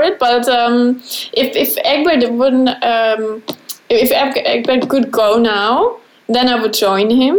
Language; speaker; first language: English; non-native, fluent; German